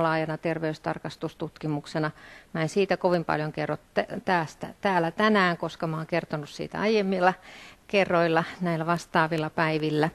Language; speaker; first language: Finnish; native; Finnish